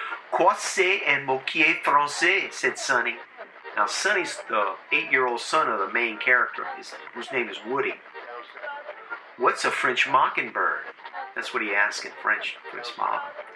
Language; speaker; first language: English; early bilingual, other home language; French